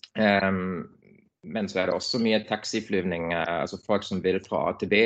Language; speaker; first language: Norwegian; non-native, fluent; German